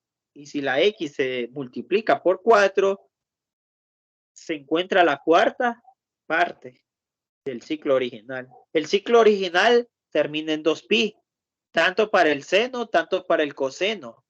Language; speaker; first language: Spanish; native; Spanish